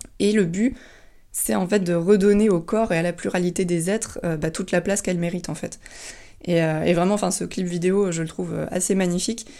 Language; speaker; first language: French; native; French